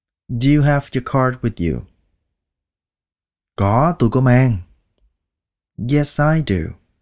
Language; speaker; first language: English; non-native, fluent; Vietnamese